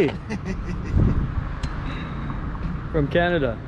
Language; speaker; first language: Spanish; non-native, learner; English